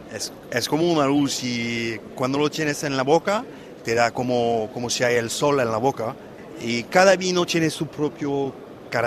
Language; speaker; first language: Spanish; non-native, fluent; French